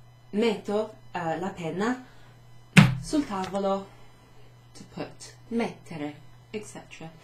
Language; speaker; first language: Italian; non-native, fluent; English